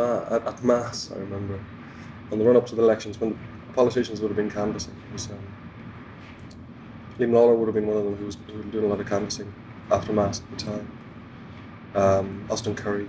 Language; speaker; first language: English; native; English